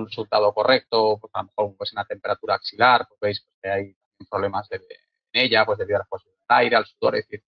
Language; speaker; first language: Spanish; native; Spanish